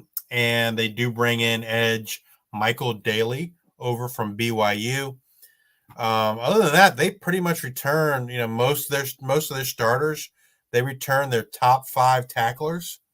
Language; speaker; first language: English; native; English